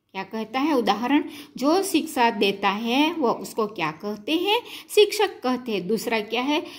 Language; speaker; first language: Hindi; non-native, local second language; Gujarati